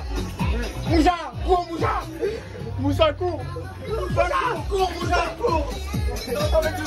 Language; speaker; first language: French; native; French